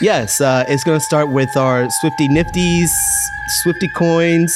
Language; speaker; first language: English; native; English